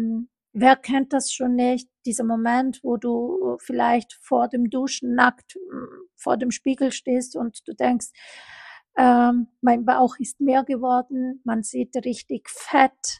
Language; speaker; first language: German; non-native, fluent; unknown